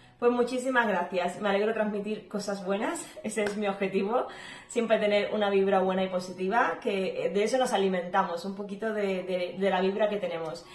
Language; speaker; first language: Spanish; native; Spanish